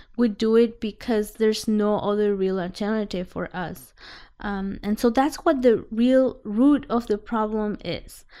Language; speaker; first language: English; non-native, fluent; Spanish